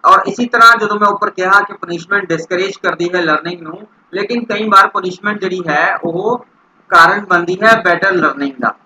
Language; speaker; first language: Hindi; non-native, local second language; Punjabi